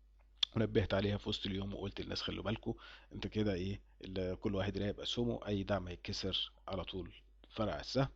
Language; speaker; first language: Arabic; native; Arabic